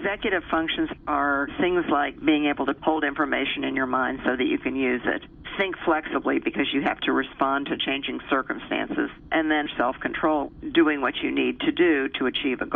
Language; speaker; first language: English; native; English